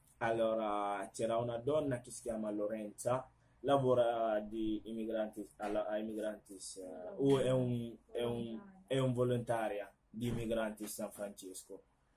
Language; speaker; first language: Italian; non-native, fluent; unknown